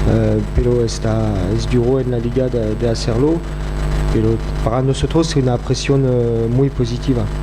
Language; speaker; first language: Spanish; non-native, fluent; French